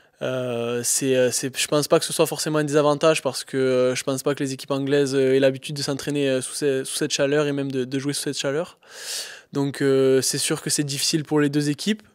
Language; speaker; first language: French; native; French